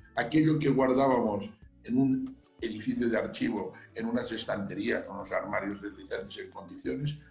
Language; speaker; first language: Spanish; non-native, local second language; Catalan